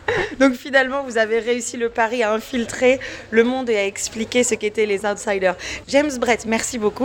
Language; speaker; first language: French; native; French